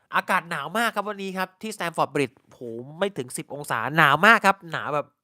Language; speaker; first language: Thai; native; Thai